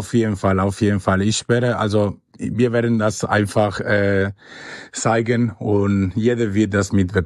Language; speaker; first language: German; non-native, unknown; Spanish